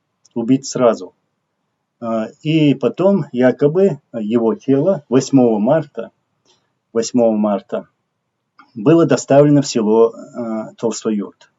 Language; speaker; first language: Russian; non-native, local second language; Chechen